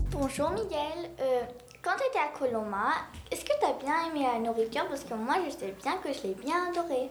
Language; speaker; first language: French; early bilingual, heritage; French